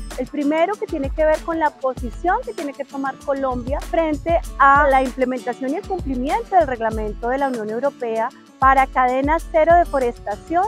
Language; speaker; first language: Spanish; native; Spanish